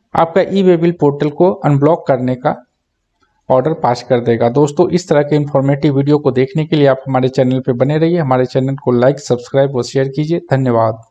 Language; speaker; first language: Hindi; native; Hindi